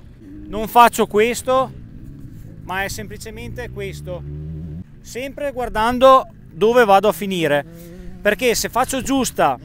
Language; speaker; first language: Italian; native; Italian